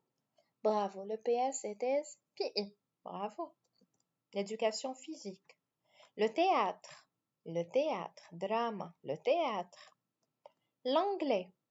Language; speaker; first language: French; non-native, fluent; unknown